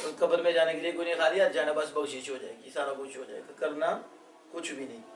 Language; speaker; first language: Urdu; non-native, local second language; Punjabi